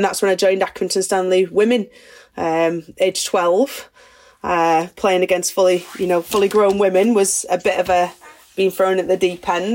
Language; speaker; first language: English; native; English